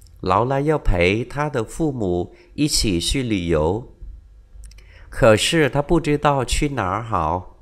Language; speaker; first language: Chinese; non-native, fluent; Vietnamese